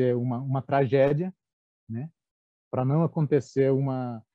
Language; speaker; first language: Portuguese; non-native, local second language; Guarani